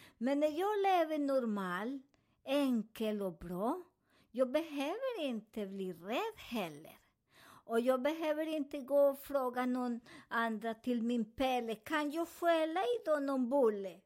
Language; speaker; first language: Swedish; non-native, fluent; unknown